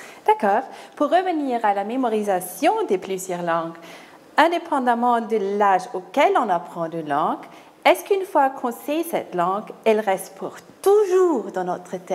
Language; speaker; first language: French; non-native, fluent; German